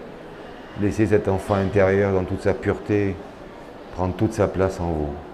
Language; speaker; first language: French; native; French